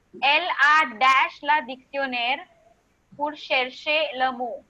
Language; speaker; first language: French; non-native, fluent; Hindi